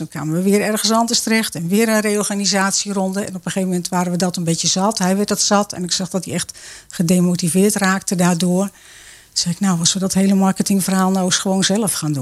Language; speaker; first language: Dutch; native; Dutch